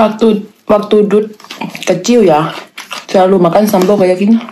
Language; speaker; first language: Indonesian; non-native, fluent; Thai